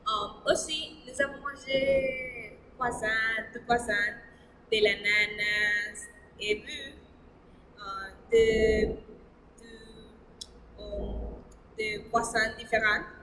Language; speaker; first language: French; non-native, learner; Spanish